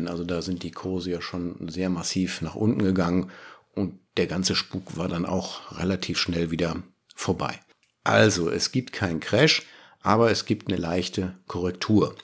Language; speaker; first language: German; native; German